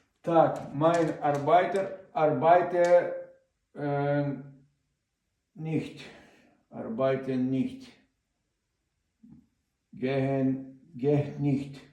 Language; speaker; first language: German; non-native, learner; Ukrainian